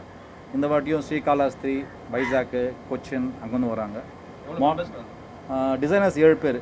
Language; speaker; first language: Tamil; native; Tamil